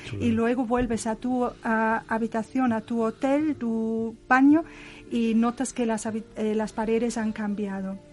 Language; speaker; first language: Spanish; non-native, fluent; German